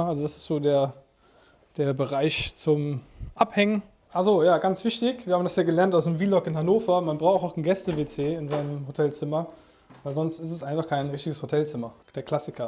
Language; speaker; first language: German; native; German